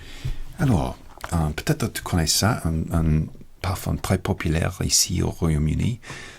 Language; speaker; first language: French; non-native, learner; English